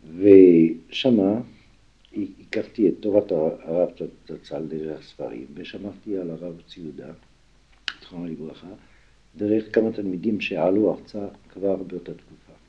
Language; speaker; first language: Hebrew; non-native, fluent; French